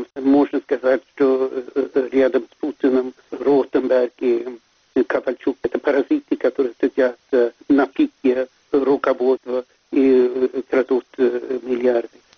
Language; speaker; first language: Russian; non-native, fluent; Swedish